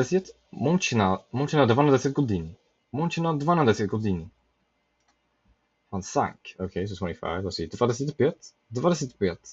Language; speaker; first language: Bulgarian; non-native, learner; English